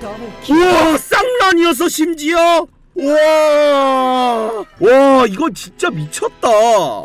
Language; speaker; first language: Korean; native; Korean